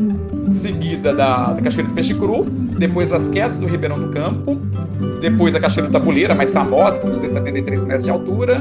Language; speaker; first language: Portuguese; native; Portuguese